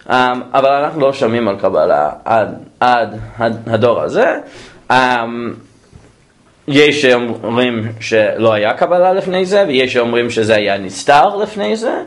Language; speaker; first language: Hebrew; non-native, fluent; English